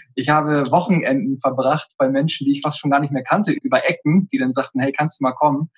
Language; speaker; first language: German; native; German